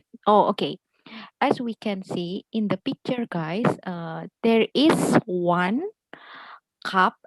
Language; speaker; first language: English; non-native, learner; Indonesian